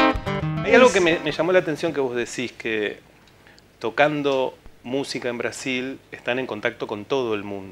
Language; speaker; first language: Spanish; native; Spanish